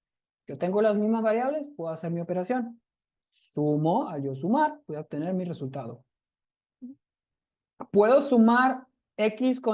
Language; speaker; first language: Spanish; native; Spanish